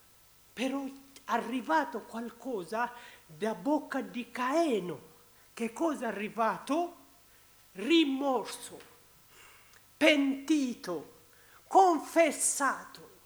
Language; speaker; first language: Italian; non-native, learner; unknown